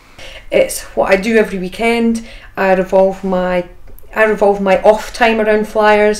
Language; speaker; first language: English; native; English